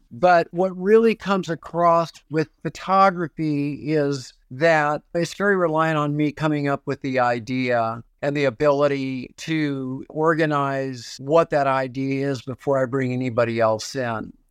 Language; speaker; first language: English; native; English